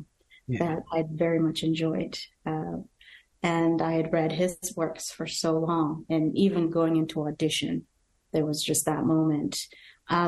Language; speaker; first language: English; non-native, local second language; Yoruba